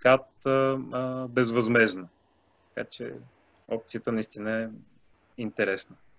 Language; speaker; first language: Bulgarian; native; Bulgarian